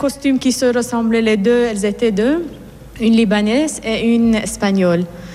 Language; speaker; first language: French; non-native, fluent; Persian